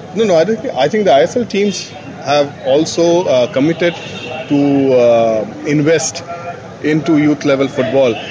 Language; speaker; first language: English; non-native, local second language; Bangla